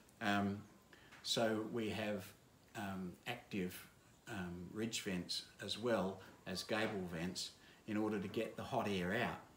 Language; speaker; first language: English; native; English